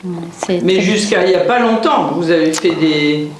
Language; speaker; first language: French; native; French